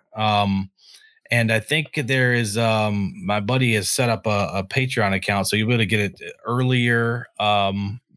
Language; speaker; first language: English; native; English